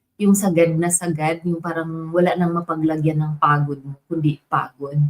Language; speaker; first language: Filipino; native; Filipino